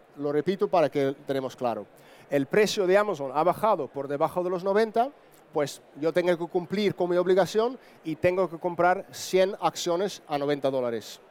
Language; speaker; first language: Spanish; non-native, fluent; Dutch